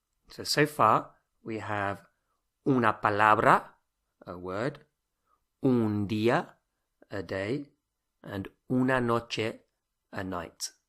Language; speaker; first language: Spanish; non-native, fluent; English